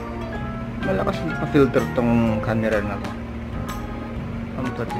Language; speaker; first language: Filipino; native; Filipino